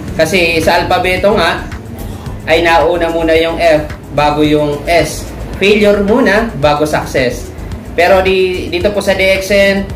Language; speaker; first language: Filipino; non-native, local second language; Bikol